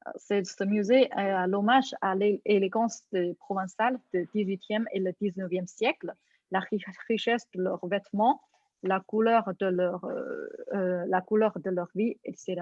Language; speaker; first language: French; non-native, fluent; Chinese